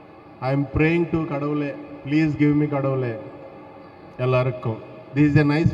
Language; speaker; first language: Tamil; non-native, learner; Telugu